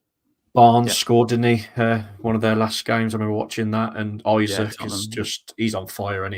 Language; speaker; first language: English; native; English